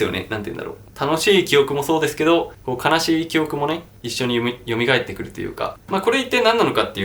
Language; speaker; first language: Japanese; native; Japanese